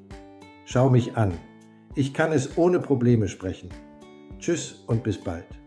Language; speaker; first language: German; non-native, learner; English